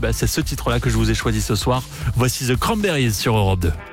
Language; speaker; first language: French; native; French